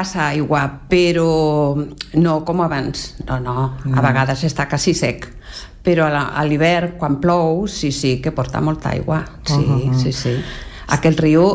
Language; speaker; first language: Catalan; native; Catalan